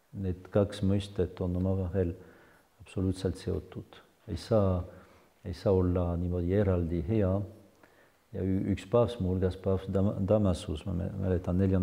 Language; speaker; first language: Estonian; non-native, fluent; French